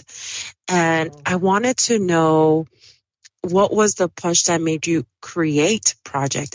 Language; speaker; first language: English; early bilingual, other home language; Spanish